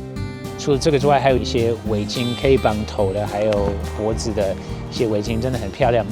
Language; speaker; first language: Chinese; non-native, fluent; English